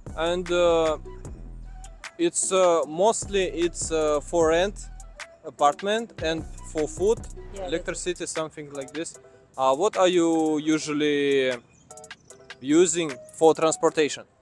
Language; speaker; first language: English; non-native, learner; Russian